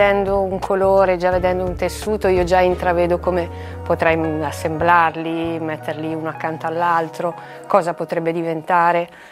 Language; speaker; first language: Italian; native; Italian